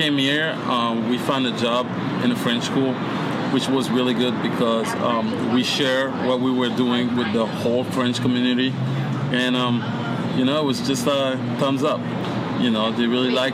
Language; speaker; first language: English; non-native, fluent; French